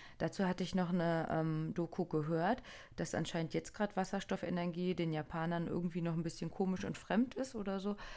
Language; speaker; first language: German; non-native, fluent; Japanese